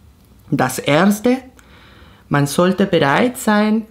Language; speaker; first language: German; non-native, fluent; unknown